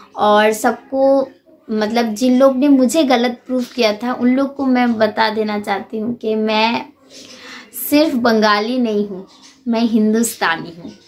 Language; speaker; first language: Hindi; non-native, fluent; Bangla